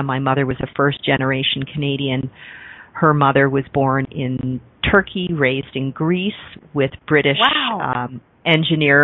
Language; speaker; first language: English; native; English